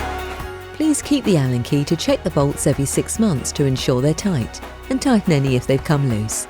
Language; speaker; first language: English; native; English